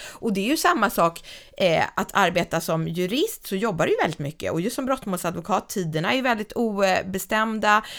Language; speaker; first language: Swedish; native; Swedish